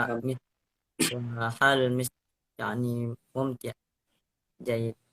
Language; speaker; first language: Arabic; non-native, learner; Indonesian